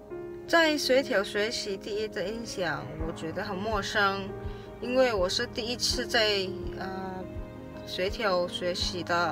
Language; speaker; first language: Chinese; non-native, learner; Indonesian